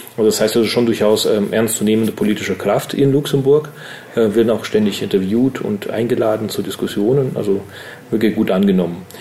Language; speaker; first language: German; early bilingual, other home language; Russian